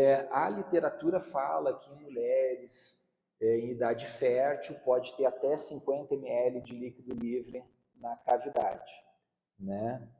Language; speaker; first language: Portuguese; native; Portuguese